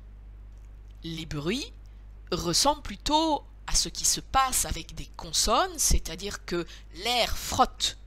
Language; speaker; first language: French; native; French